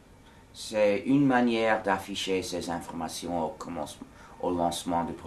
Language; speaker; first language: French; non-native, fluent; English